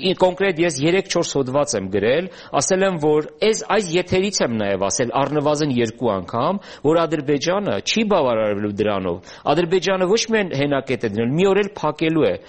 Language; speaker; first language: Armenian; native; Armenian